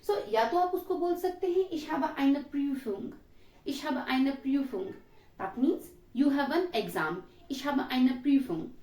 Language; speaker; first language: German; non-native, learner; Hindi